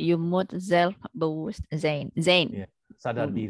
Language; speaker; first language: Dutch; non-native, learner; Indonesian